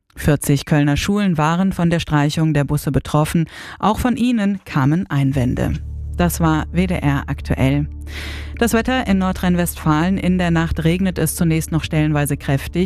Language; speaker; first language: German; native; German